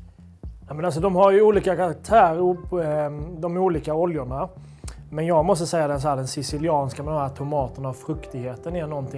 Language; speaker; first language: Swedish; native; Swedish